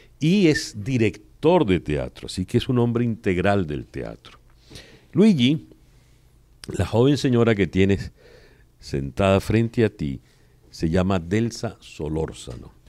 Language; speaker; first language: Spanish; native; Spanish